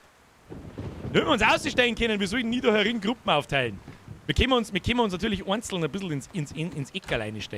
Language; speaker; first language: German; native; German